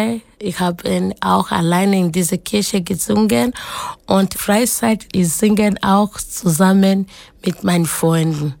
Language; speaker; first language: German; non-native, learner; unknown